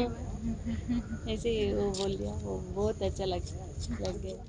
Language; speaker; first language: Hindi; non-native, local second language; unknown